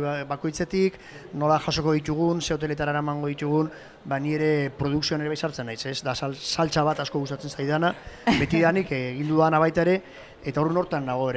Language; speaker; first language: Basque; native; Basque